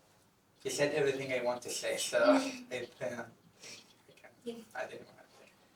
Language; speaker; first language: English; non-native, fluent; Arabic